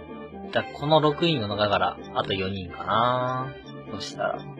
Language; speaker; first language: Japanese; native; Japanese